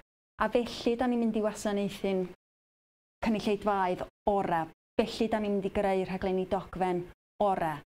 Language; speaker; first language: Welsh; native; Welsh